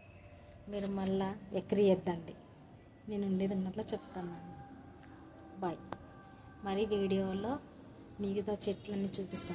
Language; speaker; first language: Telugu; native; Telugu